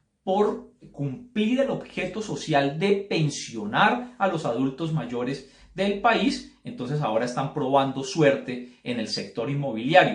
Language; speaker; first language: Spanish; native; Spanish